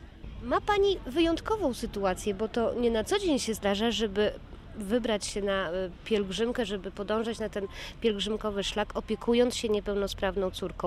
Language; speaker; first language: Polish; native; Polish